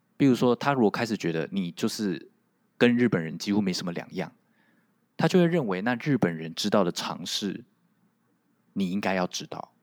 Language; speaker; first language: Chinese; non-native, local second language; Min Nan Chinese